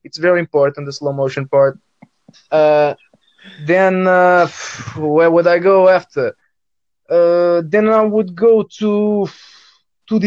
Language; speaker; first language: English; non-native, fluent; Portuguese